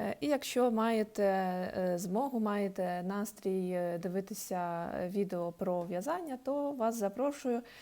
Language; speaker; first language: Ukrainian; non-native, local second language; Russian